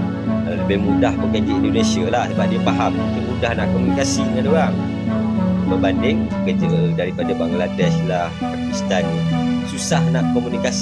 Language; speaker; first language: Malay; native; Malay